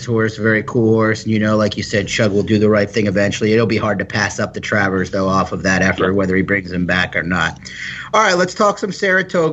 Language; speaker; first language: English; native; English